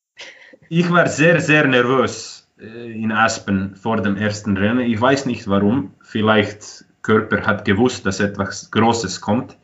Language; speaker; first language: German; non-native, fluent; Croatian